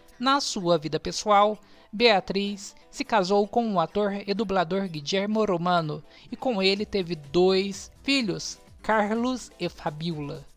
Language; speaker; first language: Portuguese; native; Portuguese